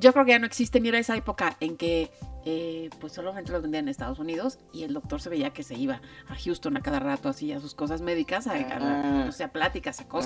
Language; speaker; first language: Spanish; native; Spanish